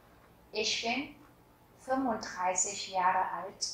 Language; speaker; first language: German; non-native, fluent; Vietnamese